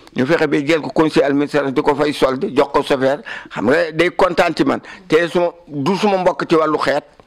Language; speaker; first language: Wolof; non-native, local second language; Fula